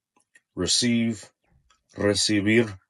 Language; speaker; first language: Spanish; non-native, learner; Russian